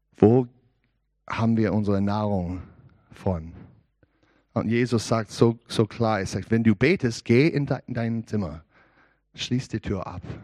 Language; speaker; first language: German; non-native, learner; English